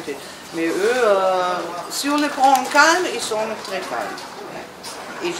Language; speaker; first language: French; non-native, learner; German